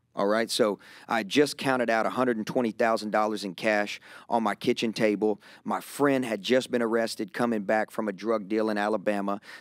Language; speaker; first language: English; native; English